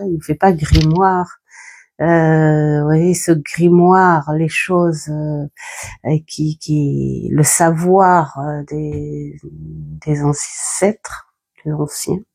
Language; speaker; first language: French; native; French